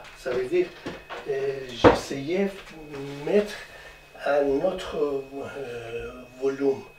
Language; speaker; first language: French; non-native, learner; Persian